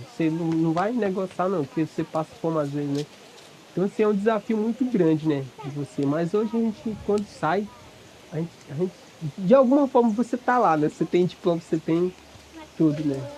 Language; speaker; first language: Portuguese; non-native, local second language; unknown